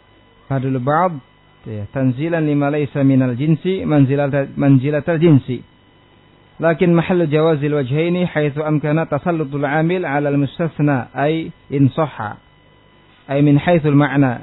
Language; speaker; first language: Arabic; non-native, fluent; Indonesian